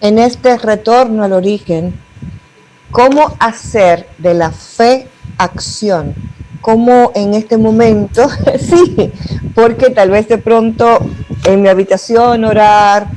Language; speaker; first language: Spanish; native; Spanish